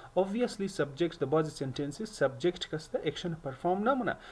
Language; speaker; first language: English; non-native, learner; Hazaragi